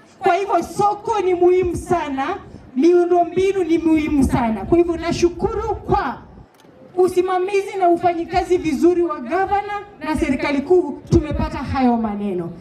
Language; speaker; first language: Swahili; non-native, local second language; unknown